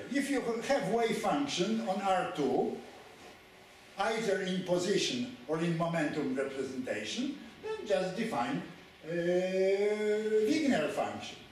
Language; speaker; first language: English; non-native, fluent; Polish